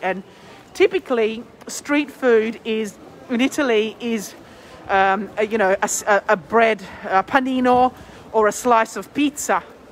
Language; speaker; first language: English; native; English